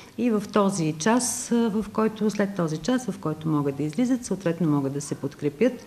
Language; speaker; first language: Bulgarian; native; Bulgarian